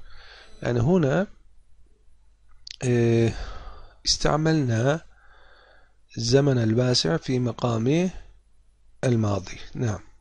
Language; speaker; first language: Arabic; non-native, fluent; Turkish